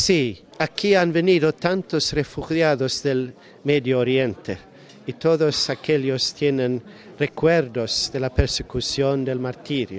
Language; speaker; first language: Spanish; non-native, fluent; Swedish